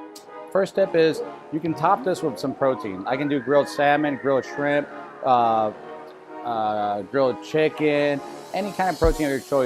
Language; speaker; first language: English; native; English